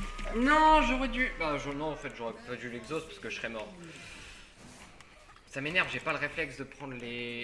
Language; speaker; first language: French; native; French